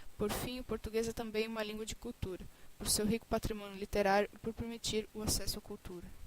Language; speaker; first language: Portuguese; native; Portuguese